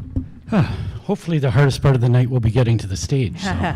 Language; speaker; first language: English; native; English